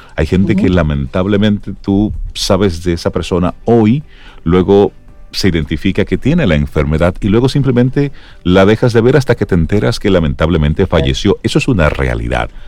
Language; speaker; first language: Spanish; native; Spanish